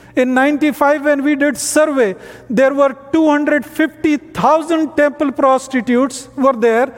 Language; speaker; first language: English; non-native, local second language; Hindi